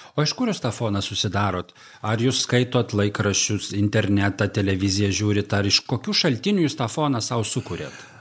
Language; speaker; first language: Lithuanian; native; Lithuanian